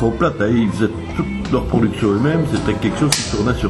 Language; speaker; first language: French; native; French